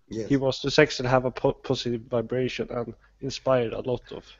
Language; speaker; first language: English; non-native, learner; Swedish